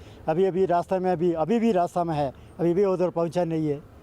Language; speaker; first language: Hindi; non-native, local second language; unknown